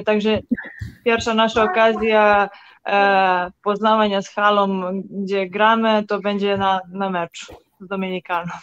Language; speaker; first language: Polish; non-native, learner; Serbian